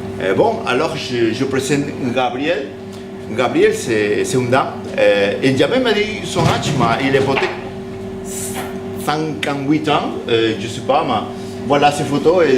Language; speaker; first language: French; non-native, learner; Spanish